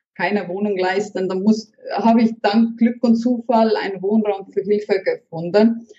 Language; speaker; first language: German; non-native, fluent; Estonian